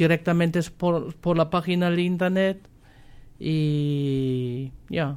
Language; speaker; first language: Spanish; non-native, fluent; German